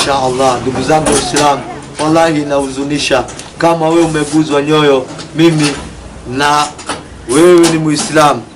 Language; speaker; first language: Swahili; non-native, local second language; Kikuyu